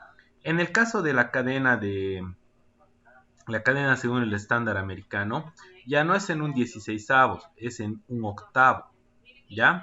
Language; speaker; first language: Spanish; native; Spanish